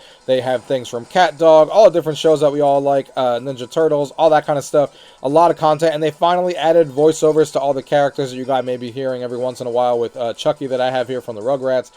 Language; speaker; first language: English; native; English